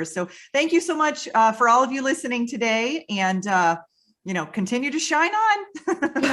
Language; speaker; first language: English; native; English